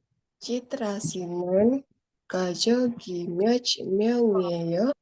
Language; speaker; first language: Korean; non-native, learner; Indonesian